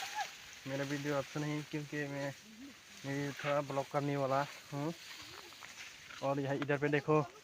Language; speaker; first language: Hindi; non-native, local second language; Kok Borok